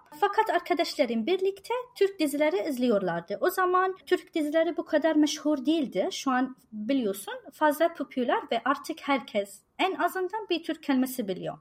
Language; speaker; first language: Turkish; non-native, fluent; Arabic